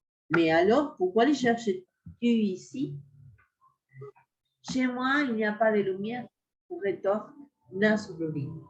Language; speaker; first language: French; non-native, fluent; Spanish